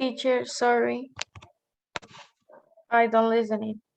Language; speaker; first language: English; non-native, learner; Spanish